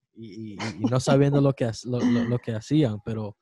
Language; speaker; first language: Spanish; early bilingual, heritage; Spanish